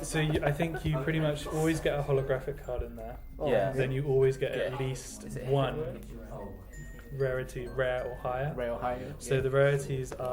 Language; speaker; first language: English; native; English